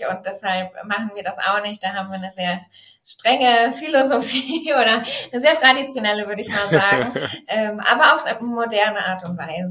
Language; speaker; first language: German; native; German